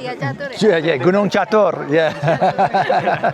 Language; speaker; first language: Indonesian; non-native, learner; English